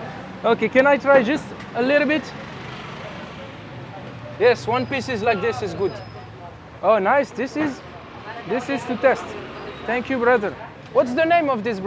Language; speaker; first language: English; non-native, learner; French